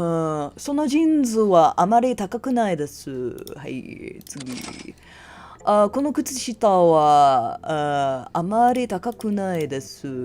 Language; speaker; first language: Japanese; non-native, learner; English